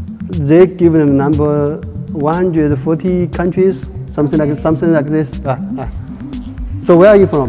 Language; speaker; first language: English; non-native, fluent; Chinese